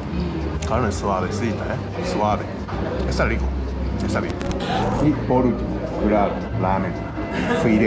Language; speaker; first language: Spanish; non-native, learner; Japanese